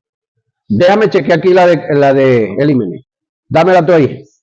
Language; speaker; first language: Spanish; native; Spanish